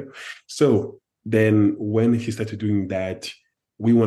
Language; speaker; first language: English; non-native, fluent; French